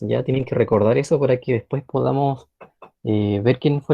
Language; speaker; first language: Spanish; native; Spanish